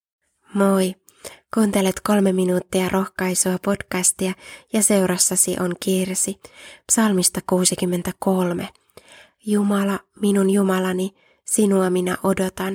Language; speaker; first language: Finnish; native; Finnish